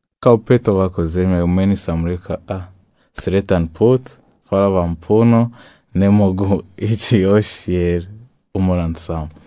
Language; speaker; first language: Croatian; non-native, learner; French